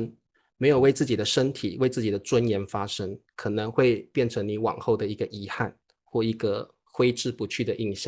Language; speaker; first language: Chinese; native; Chinese